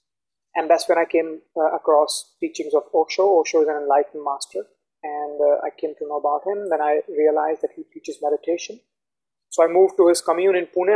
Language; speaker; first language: English; non-native, local second language; Hindi